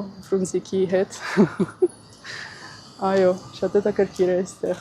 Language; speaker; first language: Armenian; non-native, learner; Italian